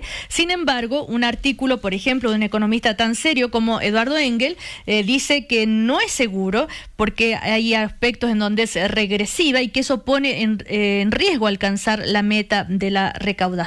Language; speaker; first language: Spanish; native; Spanish